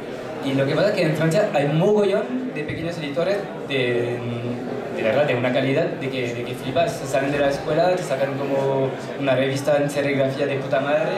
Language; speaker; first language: Spanish; non-native, fluent; French